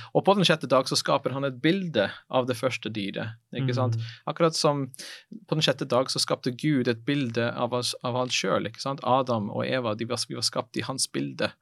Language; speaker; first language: Norwegian; non-native, fluent; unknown